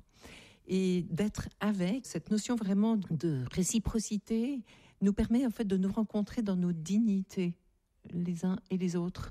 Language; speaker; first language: French; native; French